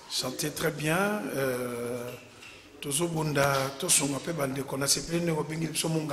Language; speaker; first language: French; non-native, local second language; Lingala